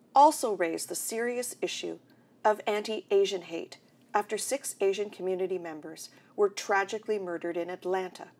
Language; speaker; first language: English; native; English